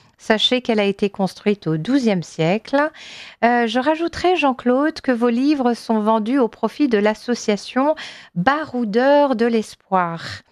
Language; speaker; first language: French; native; French